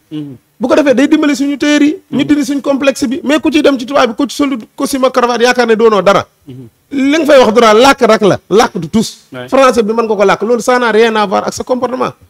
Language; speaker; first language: Wolof; native; Wolof